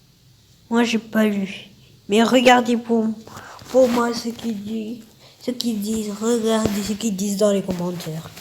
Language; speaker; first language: French; native; French